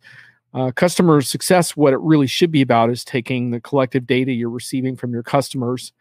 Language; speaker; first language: English; native; English